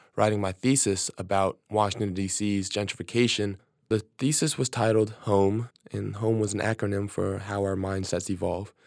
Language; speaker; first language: English; native; English